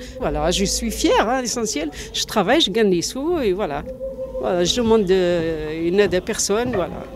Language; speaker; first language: French; non-native, local second language; Berber languages